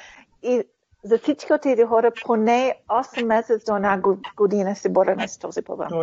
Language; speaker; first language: Bulgarian; early bilingual, heritage; Bulgarian